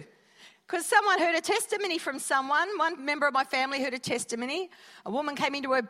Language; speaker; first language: English; native; English